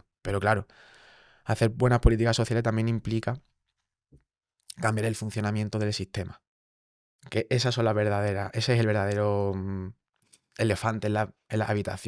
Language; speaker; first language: Spanish; native; Spanish